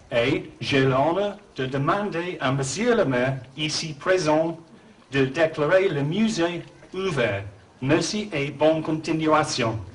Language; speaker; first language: French; non-native, learner; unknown